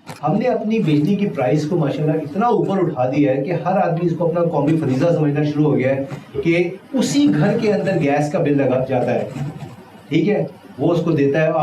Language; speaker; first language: Urdu; non-native, local second language; Punjabi